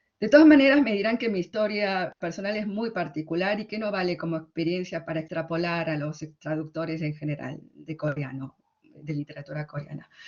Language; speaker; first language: Spanish; early bilingual, other home language; Korean